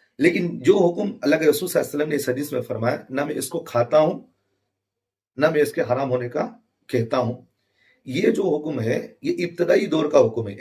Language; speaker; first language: Urdu; native; Urdu